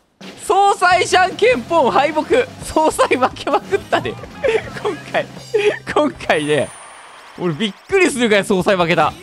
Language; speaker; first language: Japanese; native; Japanese